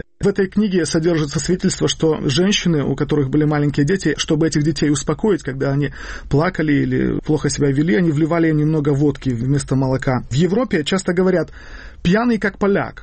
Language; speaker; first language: Russian; native; Russian